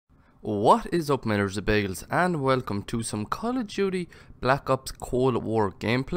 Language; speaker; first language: English; native; English